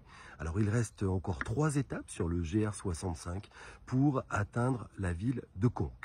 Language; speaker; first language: French; native; French